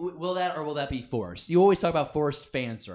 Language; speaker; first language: English; native; English